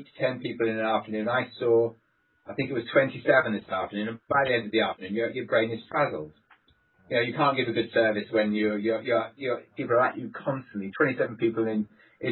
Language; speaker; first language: English; native; English